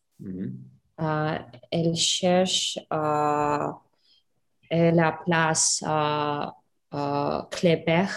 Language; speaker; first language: French; non-native, learner; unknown